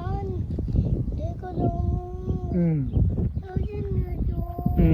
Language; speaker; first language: Korean; early bilingual, heritage; Korean